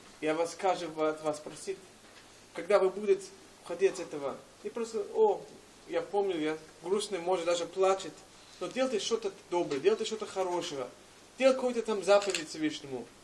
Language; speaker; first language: Russian; non-native, learner; English